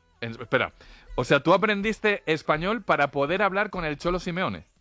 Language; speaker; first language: Spanish; native; Spanish